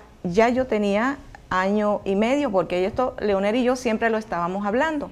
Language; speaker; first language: Spanish; native; Spanish